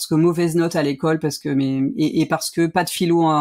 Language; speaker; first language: French; native; French